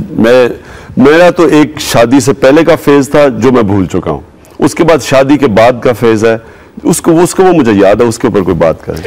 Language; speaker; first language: Urdu; native; Urdu